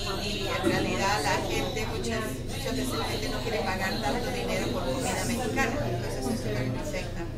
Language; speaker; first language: Spanish; early bilingual, other home language; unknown